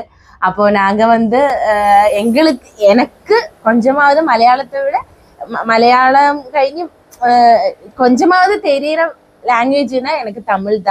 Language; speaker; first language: Tamil; non-native, learner; Malayalam